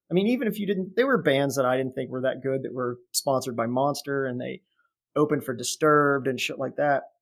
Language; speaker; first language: English; native; English